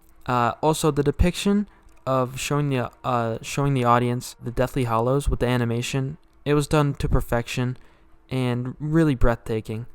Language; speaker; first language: English; native; English